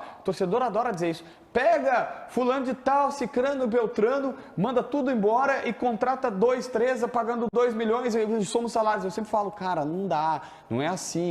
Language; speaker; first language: Portuguese; native; Portuguese